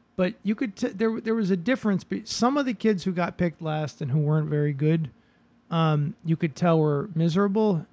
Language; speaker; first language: English; native; English